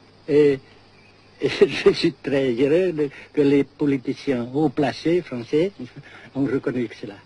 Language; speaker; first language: French; non-native, local second language; Vietnamese